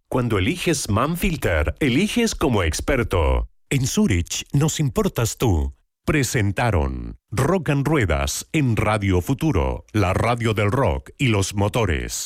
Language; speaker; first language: Spanish; native; Spanish